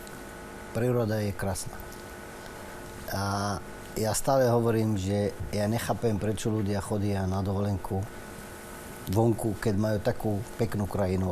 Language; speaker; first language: Slovak; non-native, learner; Arabic